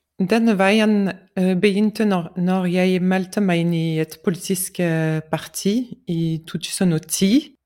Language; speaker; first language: Norwegian; non-native, fluent; French